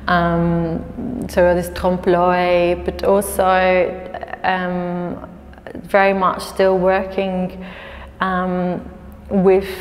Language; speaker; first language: English; native; English